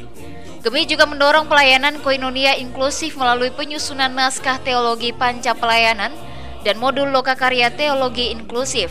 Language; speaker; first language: Indonesian; native; Indonesian